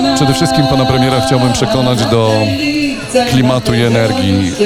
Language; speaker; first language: Polish; native; Polish